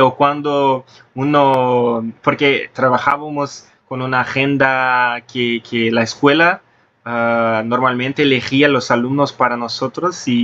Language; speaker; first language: Spanish; non-native, fluent; Portuguese